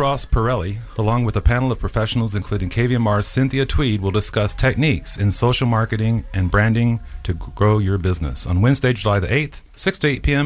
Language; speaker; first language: English; native; English